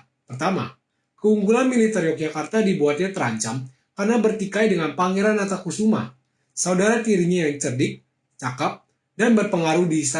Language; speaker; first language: Indonesian; native; Indonesian